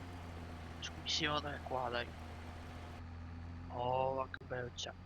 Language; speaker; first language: Italian; native; Italian